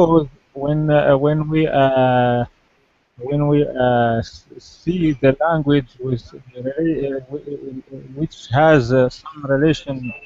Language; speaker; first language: English; non-native, learner; Arabic